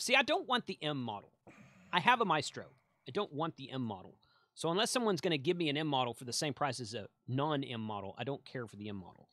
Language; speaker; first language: English; native; English